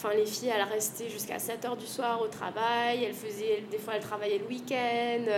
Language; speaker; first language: French; native; French